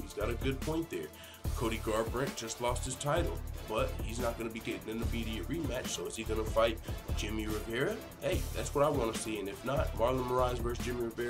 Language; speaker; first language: English; native; English